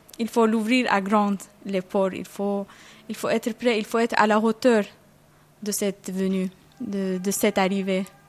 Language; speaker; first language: French; non-native, fluent; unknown